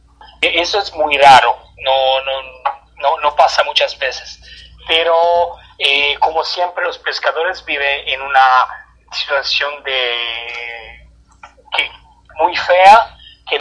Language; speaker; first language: Spanish; non-native, fluent; Italian